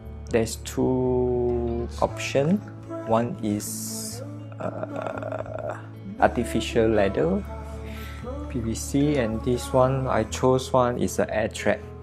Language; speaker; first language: English; non-native, local second language; Chinese